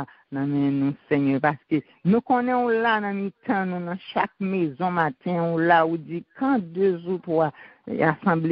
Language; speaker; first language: French; non-native, local second language; Haitian Creole